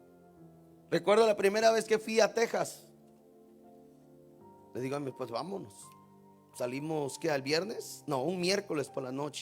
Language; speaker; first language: Spanish; native; Spanish